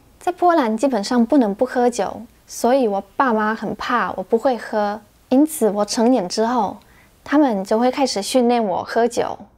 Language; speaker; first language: Chinese; non-native, fluent; Polish